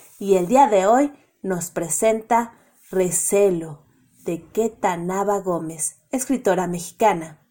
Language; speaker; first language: Spanish; native; Spanish